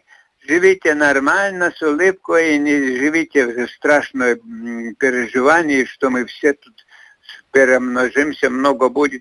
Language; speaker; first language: Russian; non-native, fluent; Latvian